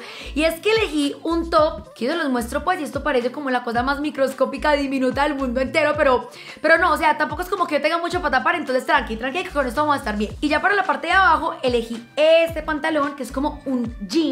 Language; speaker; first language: Spanish; native; Spanish